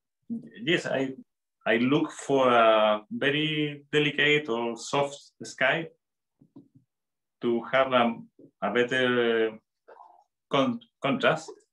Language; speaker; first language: English; non-native, fluent; Spanish